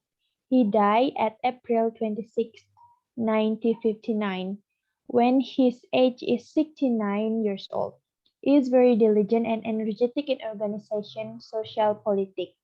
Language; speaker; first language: English; non-native, learner; Indonesian